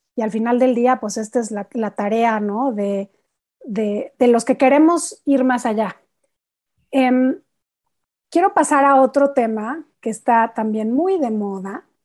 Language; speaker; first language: Spanish; native; Spanish